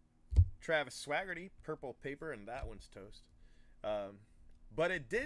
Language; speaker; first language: English; native; English